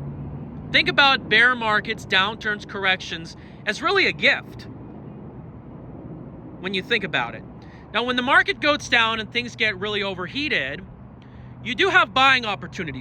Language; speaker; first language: English; native; English